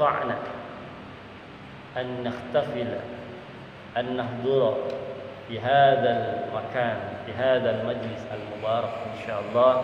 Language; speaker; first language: Arabic; non-native, fluent; Indonesian